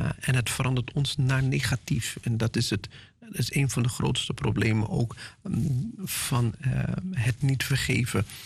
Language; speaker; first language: Dutch; non-native, fluent; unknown